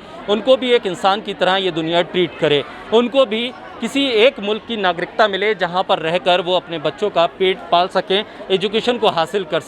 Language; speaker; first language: Hindi; native; Hindi